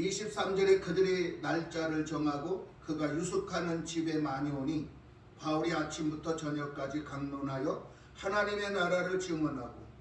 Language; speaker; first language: Korean; native; Korean